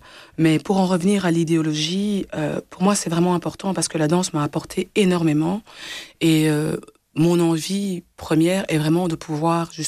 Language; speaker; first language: French; early bilingual, other home language; Swahili